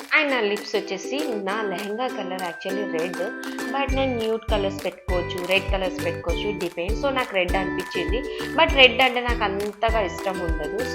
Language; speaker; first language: Telugu; non-native, local second language; Marathi